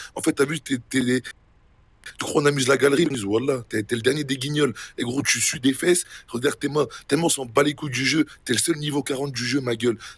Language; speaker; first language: French; native; French